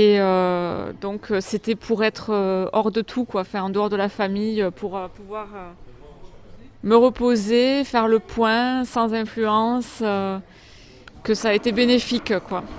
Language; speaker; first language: French; native; French